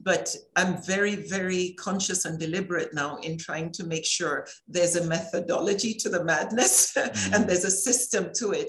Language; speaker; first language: English; native; English